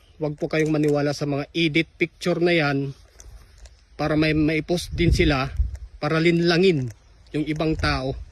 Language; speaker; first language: Filipino; non-native, local second language; Iloko